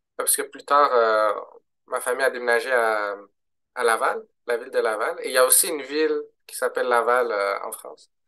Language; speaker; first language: French; early bilingual, other home language; Arabic